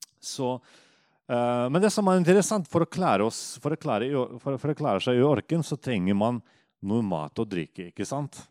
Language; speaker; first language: Norwegian; non-native, fluent; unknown